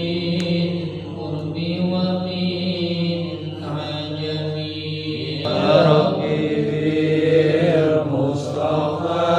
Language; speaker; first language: Indonesian; native; Indonesian